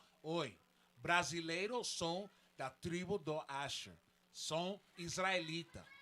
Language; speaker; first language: Portuguese; non-native, learner; Spanish